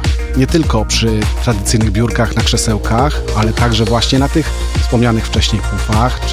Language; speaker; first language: Polish; native; Polish